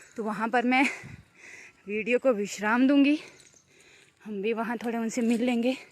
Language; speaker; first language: Hindi; non-native, local second language; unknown